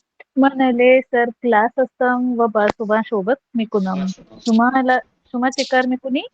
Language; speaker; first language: Persian; non-native, learner; Urdu